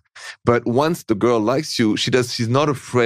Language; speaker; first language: English; non-native, fluent; French